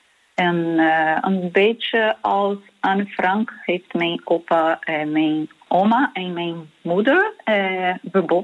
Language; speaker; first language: Dutch; non-native, learner; Portuguese